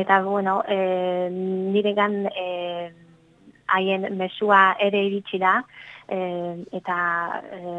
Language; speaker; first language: Basque; non-native, learner; Polish